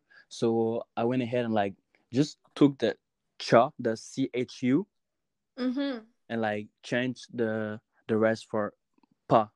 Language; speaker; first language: English; non-native, local second language; French